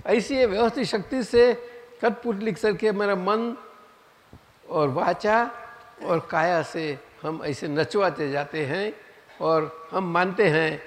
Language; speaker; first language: Hindi; non-native, local second language; Gujarati